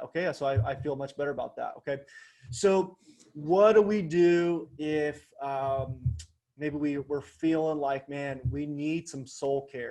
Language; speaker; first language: English; native; English